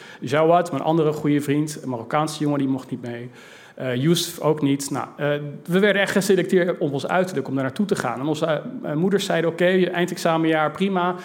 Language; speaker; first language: Dutch; native; Dutch